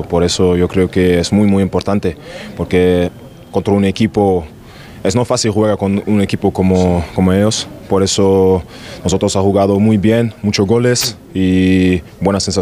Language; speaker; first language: Spanish; non-native, learner; German